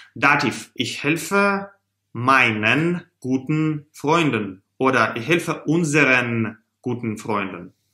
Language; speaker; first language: German; non-native, fluent; Russian